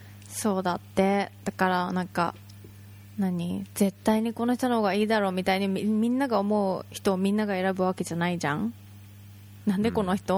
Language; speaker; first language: Japanese; native; Japanese